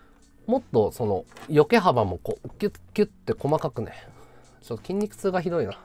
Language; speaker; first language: Japanese; native; Japanese